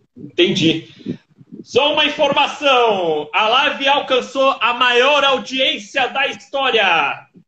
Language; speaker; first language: Portuguese; native; Portuguese